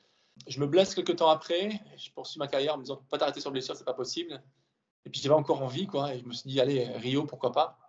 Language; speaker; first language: French; native; French